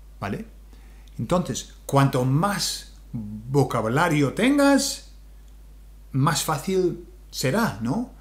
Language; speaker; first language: Spanish; non-native, fluent; English